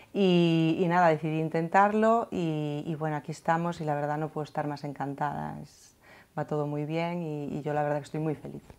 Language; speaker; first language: Spanish; native; Spanish